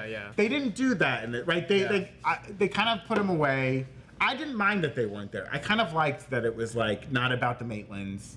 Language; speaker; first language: English; native; English